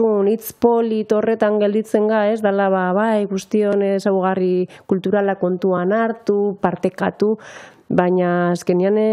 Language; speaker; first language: Basque; native; Basque